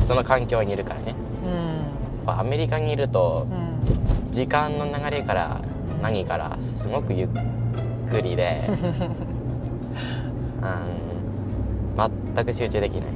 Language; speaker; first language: Japanese; early bilingual, heritage; Japanese